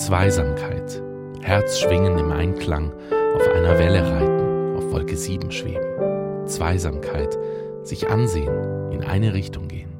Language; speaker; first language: German; native; German